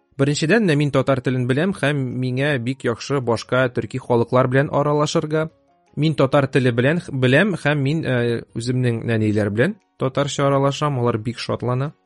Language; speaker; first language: Russian; native; Russian